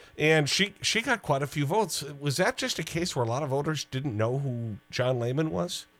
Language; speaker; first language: English; native; English